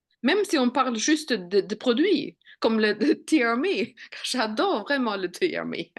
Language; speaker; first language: French; non-native, fluent; Swedish